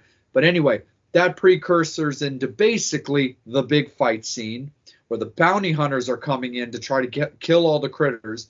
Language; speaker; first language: English; native; English